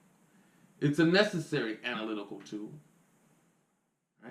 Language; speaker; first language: English; native; English